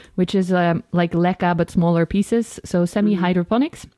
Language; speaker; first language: English; non-native, fluent; Dutch